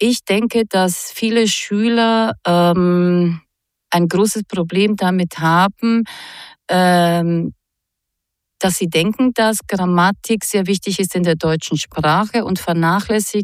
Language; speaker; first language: German; non-native, fluent; Croatian